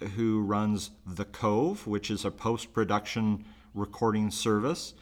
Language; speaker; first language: English; native; English